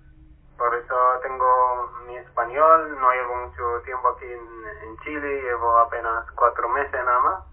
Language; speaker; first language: Spanish; non-native, fluent; Arabic